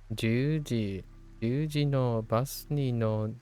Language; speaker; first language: Japanese; non-native, learner; English